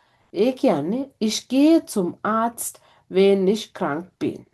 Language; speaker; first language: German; non-native, fluent; Sinhala